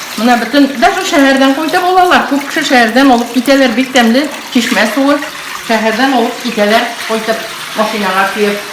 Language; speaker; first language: Tatar; native; Tatar